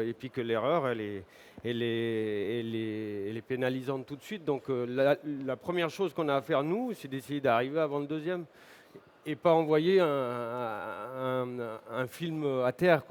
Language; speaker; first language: French; native; French